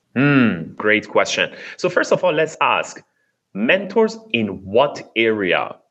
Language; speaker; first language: English; non-native, fluent; Persian